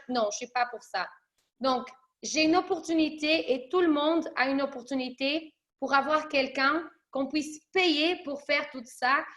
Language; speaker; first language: French; early bilingual, other home language; Portuguese